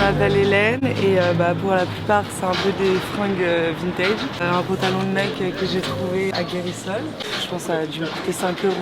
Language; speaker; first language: French; native; French